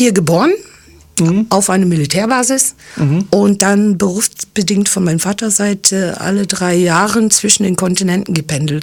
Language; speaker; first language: German; non-native, fluent; English